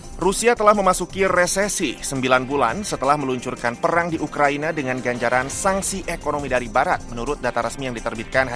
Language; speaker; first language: Indonesian; native; Indonesian